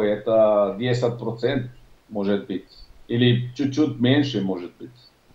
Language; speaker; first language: Russian; non-native, learner; Italian